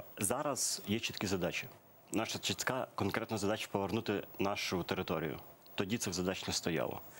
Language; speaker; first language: Ukrainian; early bilingual, other home language; Persian